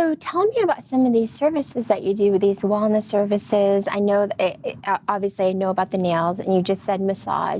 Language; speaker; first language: English; native; English